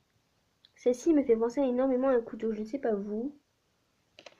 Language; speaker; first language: French; native; French